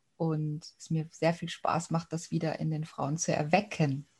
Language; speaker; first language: German; native; German